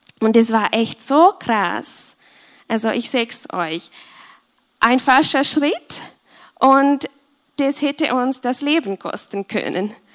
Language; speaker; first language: German; non-native, fluent; Czech